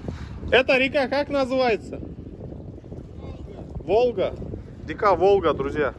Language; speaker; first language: Russian; non-native, fluent; Turkish